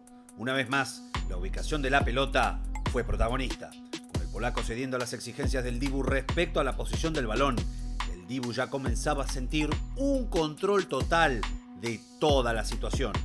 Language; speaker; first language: Spanish; native; Spanish